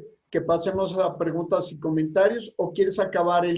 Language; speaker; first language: Spanish; native; Spanish